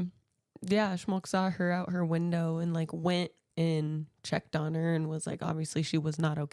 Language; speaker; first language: English; native; English